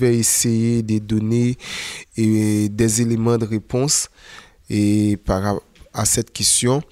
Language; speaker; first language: French; non-native, local second language; Haitian Creole